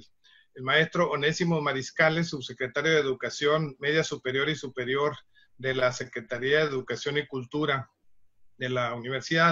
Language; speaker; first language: Spanish; native; Spanish